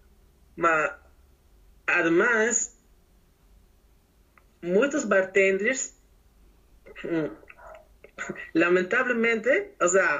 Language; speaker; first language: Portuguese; non-native, learner; Spanish